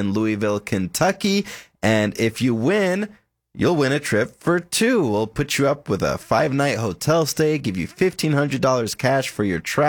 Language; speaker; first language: English; native; English